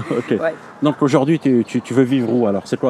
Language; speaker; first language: French; native; French